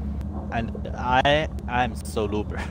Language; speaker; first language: English; non-native, learner; Chinese